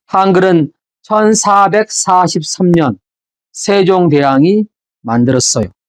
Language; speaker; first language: Korean; native; Korean